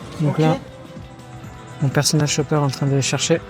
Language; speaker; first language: French; native; French